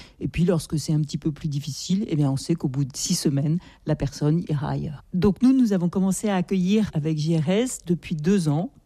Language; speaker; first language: French; native; French